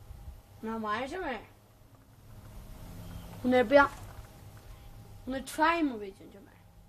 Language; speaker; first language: Danish; non-native, local second language; Faroese